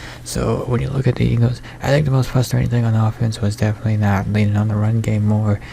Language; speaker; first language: English; native; English